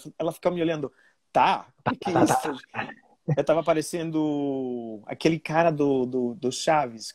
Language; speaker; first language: Portuguese; non-native, fluent; Spanish